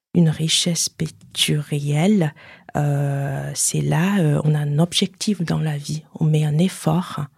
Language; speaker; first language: French; non-native, fluent; Chinese